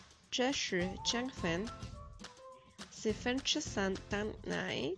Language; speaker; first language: Chinese; non-native, learner; Spanish